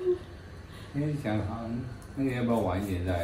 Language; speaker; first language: Chinese; native; Chinese